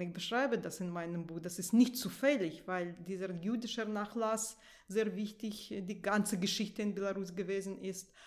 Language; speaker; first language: German; non-native, fluent; Russian